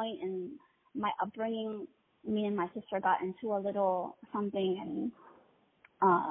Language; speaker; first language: English; native; English